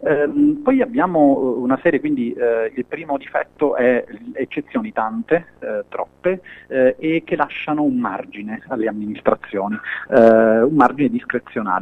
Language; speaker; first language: Italian; native; Italian